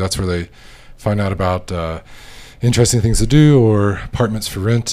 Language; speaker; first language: English; native; English